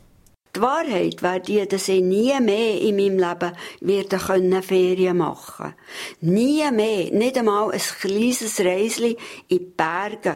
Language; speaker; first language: German; native; German